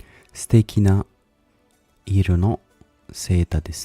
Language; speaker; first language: Japanese; non-native, learner; English